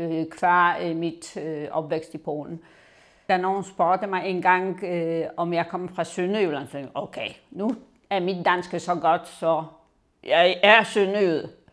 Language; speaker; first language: Danish; non-native, fluent; Polish